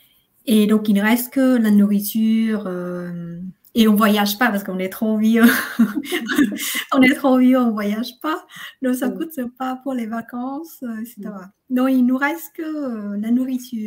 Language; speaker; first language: French; non-native, fluent; Vietnamese